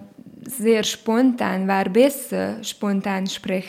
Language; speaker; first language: German; non-native, learner; Romanian